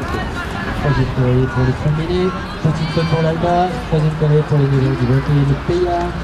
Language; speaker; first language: French; native; French